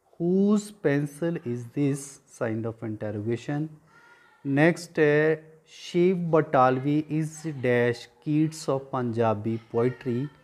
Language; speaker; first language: Hindi; non-native, local second language; Punjabi